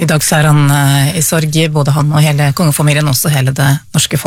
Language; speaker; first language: Norwegian; native; Norwegian